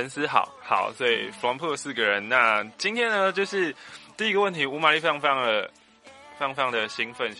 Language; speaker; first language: Chinese; native; Chinese